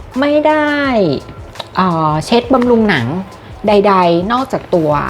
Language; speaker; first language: Thai; native; Thai